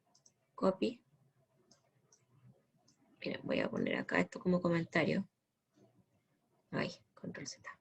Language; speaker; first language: Spanish; native; Spanish